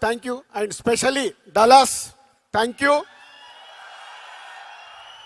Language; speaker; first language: Telugu; native; Telugu